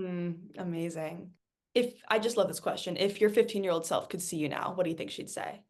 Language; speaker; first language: English; native; English